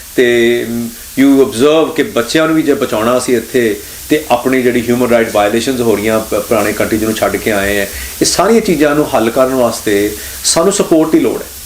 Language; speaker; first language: Punjabi; early bilingual, heritage; Punjabi